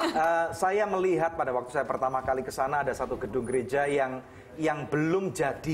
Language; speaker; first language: Indonesian; native; Indonesian